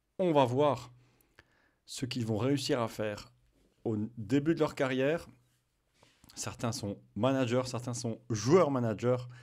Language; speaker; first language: French; native; French